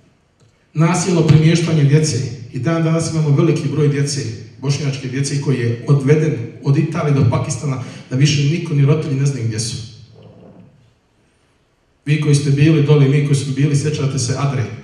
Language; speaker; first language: Bosnian; native; Bosnian